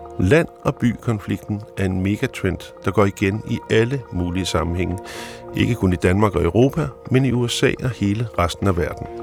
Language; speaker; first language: Danish; native; Danish